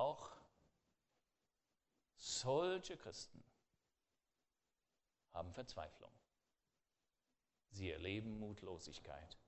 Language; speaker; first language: German; non-native, fluent; English